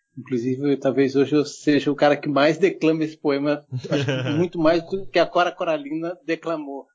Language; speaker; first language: Portuguese; early bilingual, heritage; German